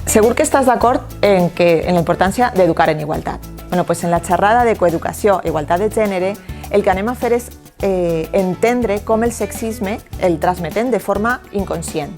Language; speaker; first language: Catalan; native; Catalan